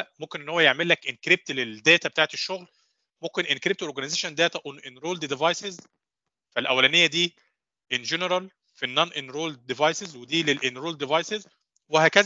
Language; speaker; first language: Arabic; native; Arabic